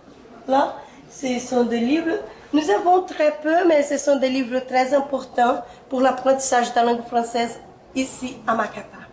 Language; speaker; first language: French; non-native, fluent; Portuguese